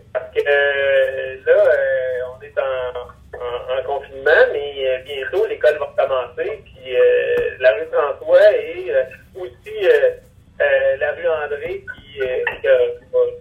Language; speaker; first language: French; native; French